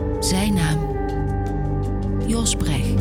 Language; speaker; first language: Dutch; native; Dutch